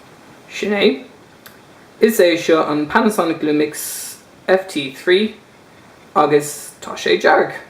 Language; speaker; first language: Irish; non-native, learner; English